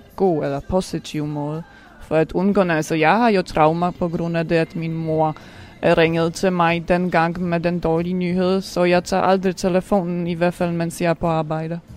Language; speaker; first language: Danish; native; Danish